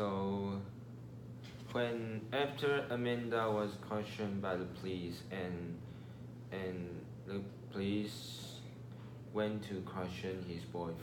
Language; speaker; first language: English; non-native, learner; Chinese